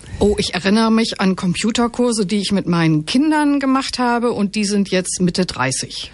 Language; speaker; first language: German; native; German